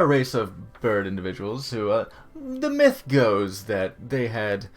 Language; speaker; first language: English; native; English